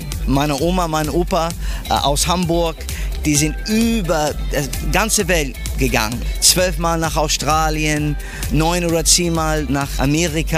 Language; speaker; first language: German; non-native, fluent; English